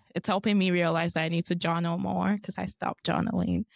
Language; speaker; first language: English; non-native, local second language; Yoruba